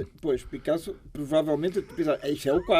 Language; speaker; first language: Portuguese; native; Portuguese